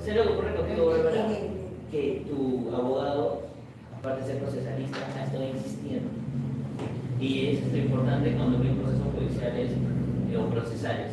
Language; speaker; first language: Spanish; native; Spanish